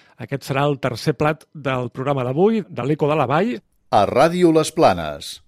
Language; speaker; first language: Catalan; native; Catalan